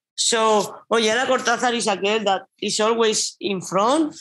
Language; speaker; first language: English; non-native, learner; Spanish